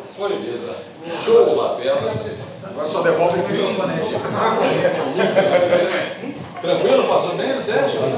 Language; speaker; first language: Portuguese; native; Portuguese